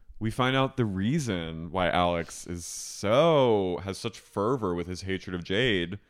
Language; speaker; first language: English; native; English